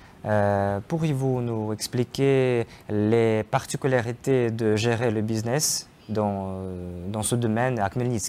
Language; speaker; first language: French; non-native, fluent; Ukrainian